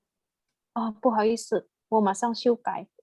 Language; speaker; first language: Chinese; non-native, learner; Indonesian